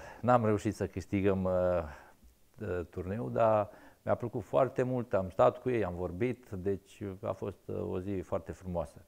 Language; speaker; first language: Romanian; non-native, local second language; Serbian